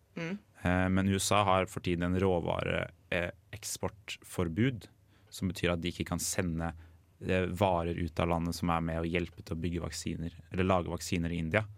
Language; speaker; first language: Norwegian; native; Norwegian